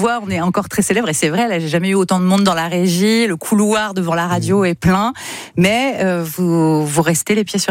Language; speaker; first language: French; native; French